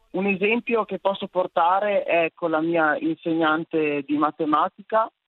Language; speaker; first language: Italian; native; Italian